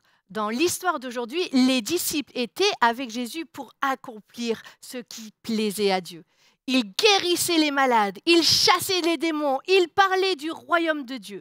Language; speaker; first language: French; native; French